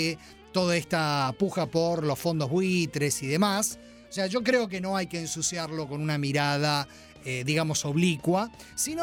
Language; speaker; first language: Spanish; native; Spanish